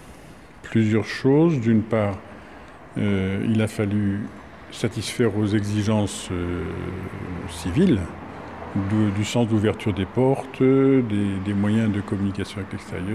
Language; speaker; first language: French; native; French